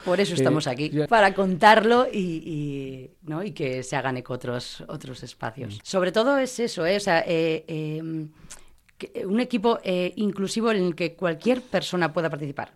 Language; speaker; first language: Spanish; native; Spanish